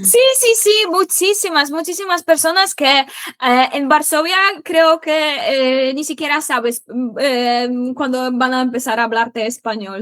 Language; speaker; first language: Spanish; non-native, fluent; Polish